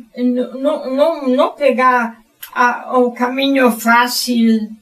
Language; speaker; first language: Portuguese; non-native, fluent; German